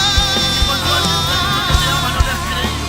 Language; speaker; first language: Spanish; native; Spanish